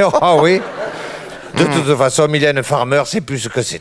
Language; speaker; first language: French; native; French